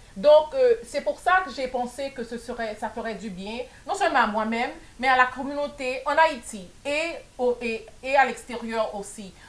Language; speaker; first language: French; non-native, local second language; Haitian Creole